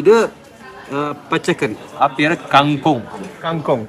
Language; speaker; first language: Malayalam; early bilingual, heritage; Malayalam